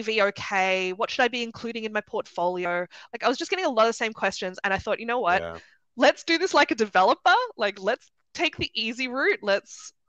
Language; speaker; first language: English; native; English